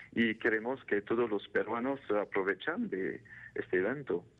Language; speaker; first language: Spanish; non-native, fluent; French